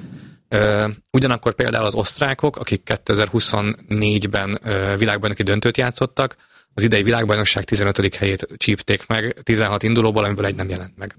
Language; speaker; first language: Hungarian; native; Hungarian